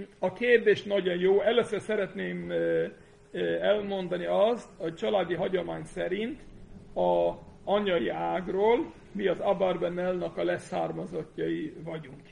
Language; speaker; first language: Hungarian; non-native, fluent; English